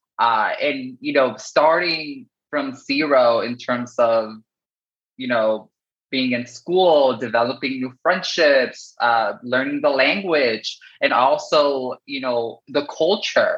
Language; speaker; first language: English; early bilingual, other home language; Spanish